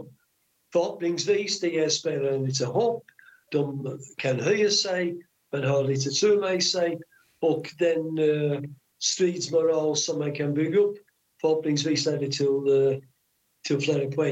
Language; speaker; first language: Swedish; non-native, fluent; English